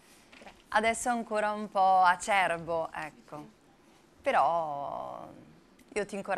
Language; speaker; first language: Italian; native; Italian